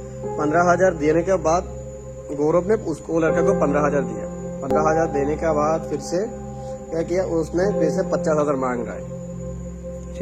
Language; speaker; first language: Hindi; non-native, fluent; Bangla